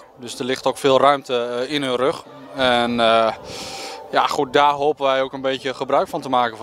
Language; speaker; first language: Dutch; native; Dutch